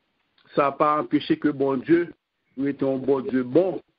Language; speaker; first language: French; non-native, local second language; Haitian Creole